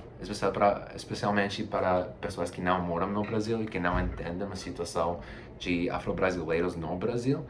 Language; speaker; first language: Portuguese; non-native, fluent; Spanish